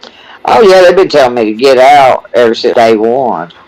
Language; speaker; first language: English; native; English